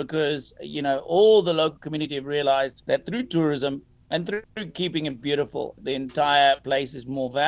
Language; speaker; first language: English; native; English